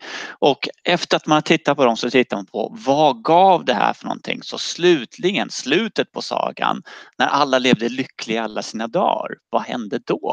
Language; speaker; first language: Swedish; native; Swedish